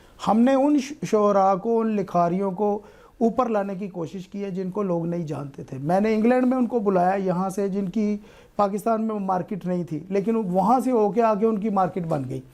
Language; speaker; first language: Urdu; non-native, local second language; Punjabi